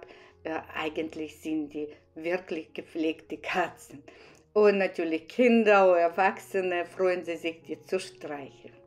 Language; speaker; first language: German; non-native, fluent; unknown